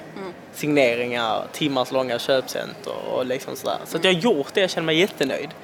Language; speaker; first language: Swedish; native; Swedish